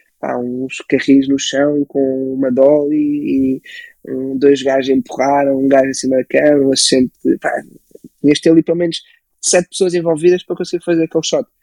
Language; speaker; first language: Portuguese; early bilingual, other home language; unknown